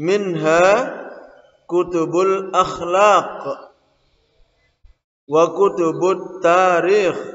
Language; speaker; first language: Arabic; non-native, fluent; Indonesian